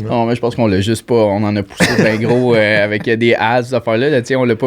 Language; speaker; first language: French; native; French